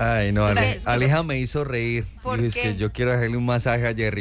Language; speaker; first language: Spanish; native; Spanish